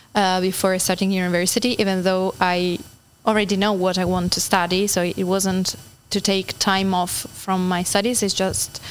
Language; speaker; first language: English; non-native, fluent; Italian